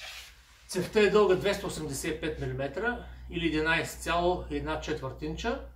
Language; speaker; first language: Bulgarian; native; Bulgarian